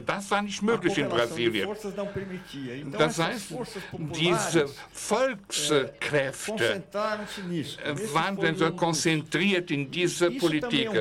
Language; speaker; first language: German; non-native, fluent; Portuguese